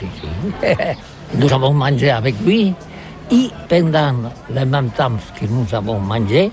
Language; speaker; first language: French; non-native, learner; Catalan